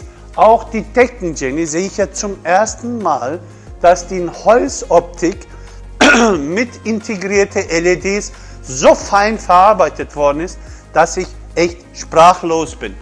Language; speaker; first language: German; non-native, fluent; Turkish